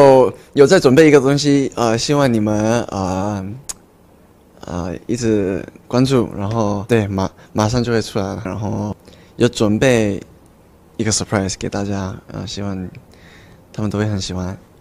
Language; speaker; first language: Chinese; early bilingual, heritage; Chinese